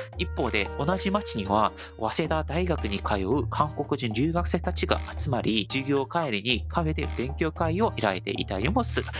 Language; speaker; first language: Japanese; non-native, fluent; Korean